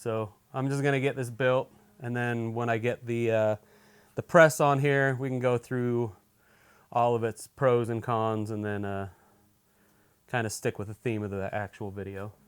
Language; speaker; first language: English; native; English